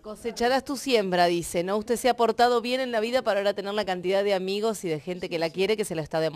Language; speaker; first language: Spanish; native; Spanish